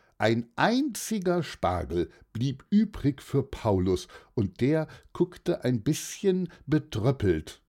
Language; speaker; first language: German; native; German